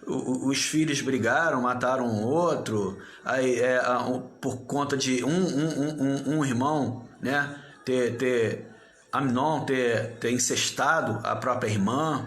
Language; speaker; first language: Portuguese; native; Portuguese